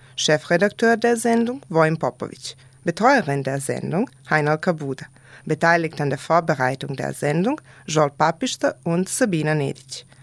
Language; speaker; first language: German; non-native, fluent; Serbian